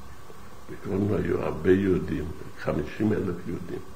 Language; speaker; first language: Hebrew; non-native, fluent; Yiddish